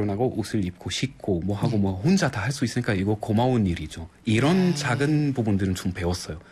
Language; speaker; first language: Korean; non-native, fluent; Arabic